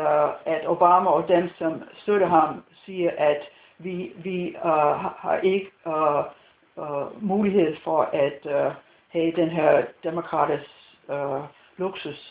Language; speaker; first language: Danish; non-native, fluent; English